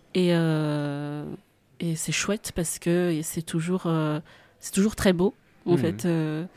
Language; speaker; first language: French; non-native, local second language; Malagasy